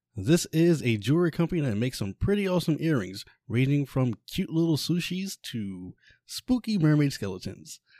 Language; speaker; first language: English; native; English